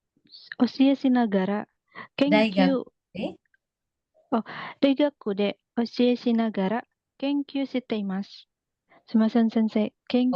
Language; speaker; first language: Japanese; non-native, learner; Indonesian